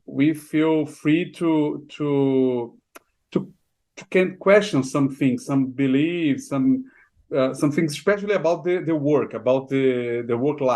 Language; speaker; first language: English; non-native, fluent; Portuguese